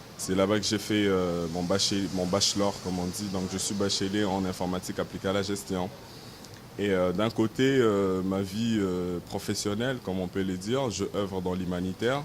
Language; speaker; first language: French; non-native, local second language; Lingala